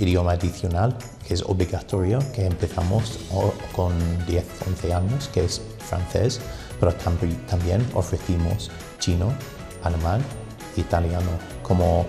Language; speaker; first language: Spanish; non-native, fluent; English